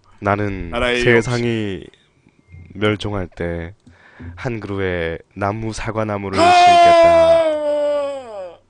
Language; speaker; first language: Korean; native; Korean